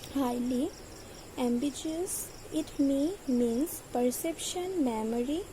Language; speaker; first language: English; non-native, local second language; Assamese